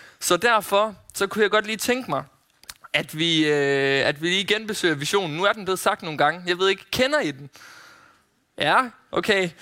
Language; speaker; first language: Danish; native; Danish